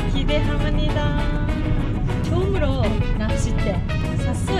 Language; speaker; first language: Korean; non-native, learner; Japanese